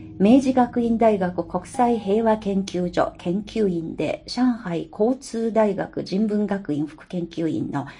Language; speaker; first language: Japanese; non-native, fluent; Chinese